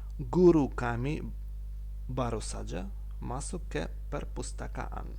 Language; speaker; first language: Indonesian; non-native, fluent; Ukrainian